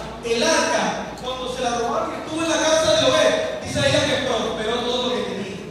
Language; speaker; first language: Spanish; native; Spanish